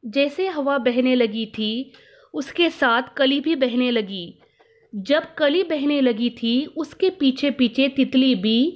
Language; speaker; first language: Hindi; non-native, local second language; Kannada